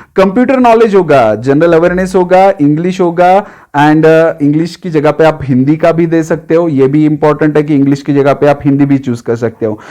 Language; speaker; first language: Hindi; non-native, local second language; Marathi